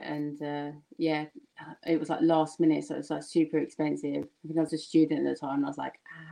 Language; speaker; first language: English; native; English